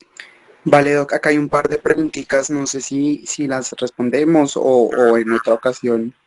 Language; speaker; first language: Spanish; native; Spanish